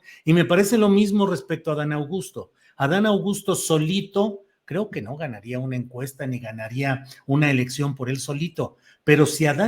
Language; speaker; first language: Spanish; native; Spanish